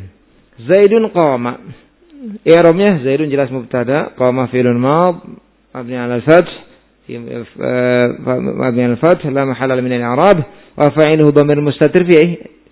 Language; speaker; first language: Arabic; non-native, fluent; Indonesian